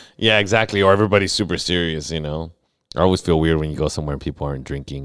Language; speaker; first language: English; early bilingual, other home language; Spanish